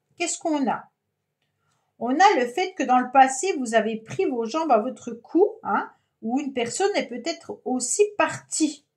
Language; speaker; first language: French; native; French